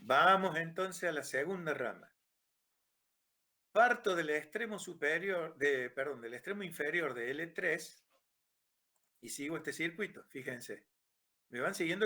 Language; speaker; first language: Spanish; native; Spanish